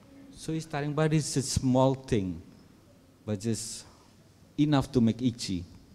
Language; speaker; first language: English; non-native, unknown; Indonesian